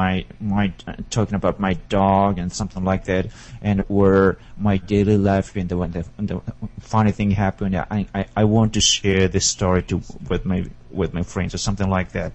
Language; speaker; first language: English; non-native, learner; Japanese